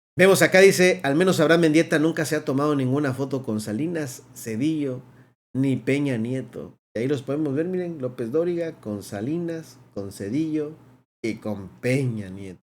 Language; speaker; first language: Spanish; native; Spanish